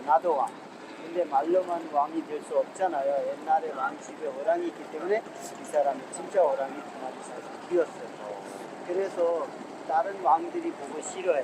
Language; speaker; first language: Korean; non-native, fluent; Hindi